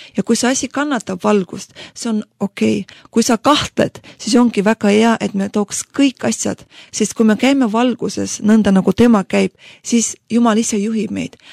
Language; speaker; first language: Estonian; non-native, local second language; Russian